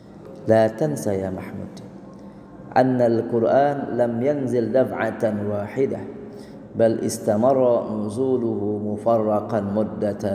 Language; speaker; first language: Arabic; non-native, fluent; Indonesian